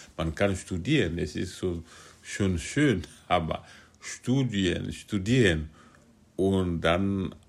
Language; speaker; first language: German; non-native, fluent; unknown